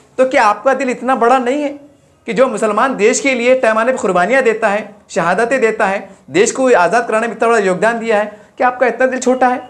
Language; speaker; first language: Hindi; non-native, local second language; Urdu